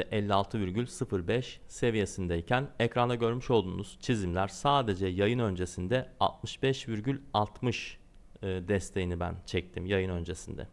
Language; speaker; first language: Turkish; native; Turkish